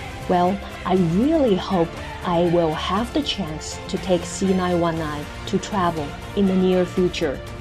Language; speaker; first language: English; non-native, fluent; Chinese